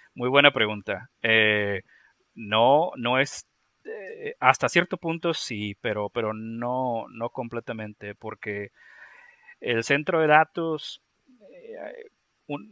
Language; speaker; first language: Spanish; native; Spanish